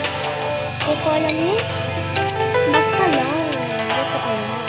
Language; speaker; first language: Filipino; non-native, local second language; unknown